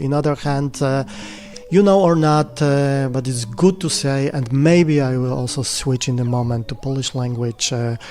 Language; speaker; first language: English; non-native, fluent; Polish